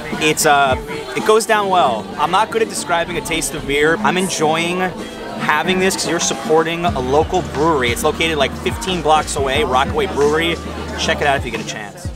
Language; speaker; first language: English; native; English